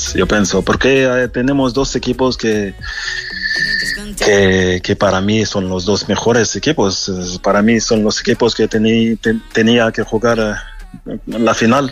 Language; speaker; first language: Spanish; non-native, fluent; French